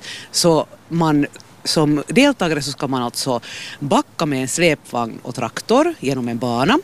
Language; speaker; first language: Swedish; native; Swedish